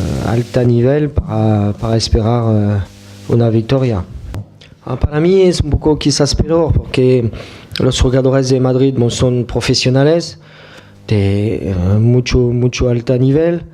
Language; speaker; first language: Spanish; non-native, fluent; French